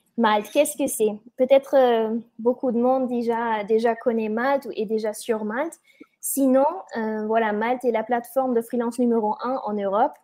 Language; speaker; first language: French; non-native, fluent; German